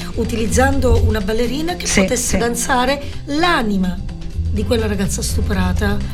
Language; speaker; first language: Italian; native; Italian